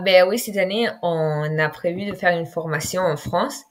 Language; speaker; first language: French; non-native, fluent; Spanish